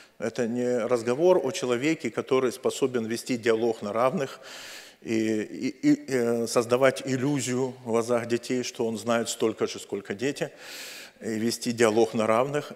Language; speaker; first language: Russian; native; Russian